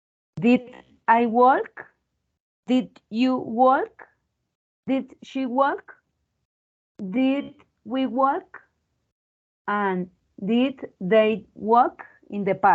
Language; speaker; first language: English; non-native, fluent; Spanish